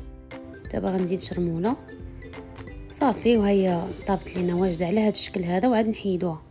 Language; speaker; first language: Arabic; native; Arabic